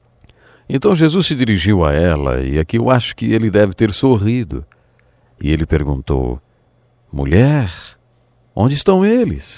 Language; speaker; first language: Portuguese; native; Portuguese